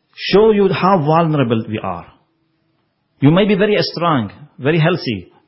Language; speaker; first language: English; non-native, fluent; Persian